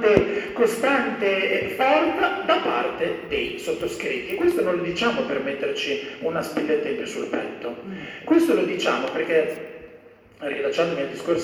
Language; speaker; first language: Italian; native; Italian